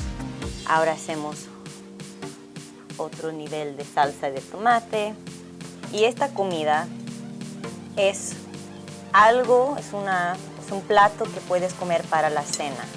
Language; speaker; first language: Spanish; early bilingual, heritage; English